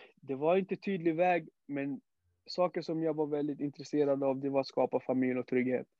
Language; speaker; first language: Swedish; early bilingual, other home language; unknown